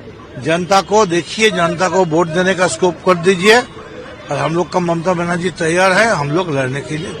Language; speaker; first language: Hindi; non-native, local second language; Bangla